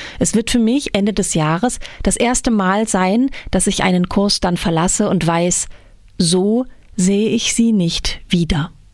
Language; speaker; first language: German; native; German